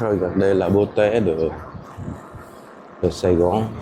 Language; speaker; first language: French; non-native, fluent; Vietnamese